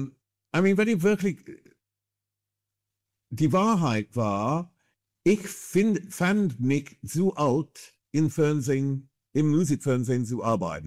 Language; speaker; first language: German; non-native, fluent; English